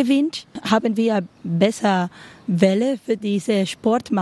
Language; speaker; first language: German; non-native, learner; Spanish